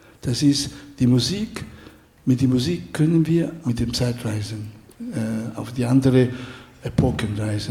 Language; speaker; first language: German; non-native, fluent; Spanish